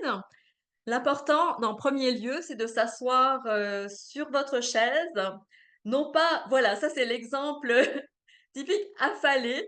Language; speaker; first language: French; native; French